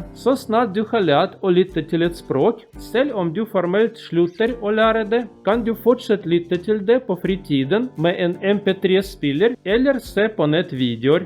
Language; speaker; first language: Norwegian; non-native, learner; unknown